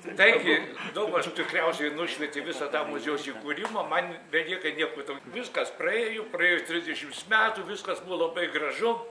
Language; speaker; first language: Lithuanian; native; Lithuanian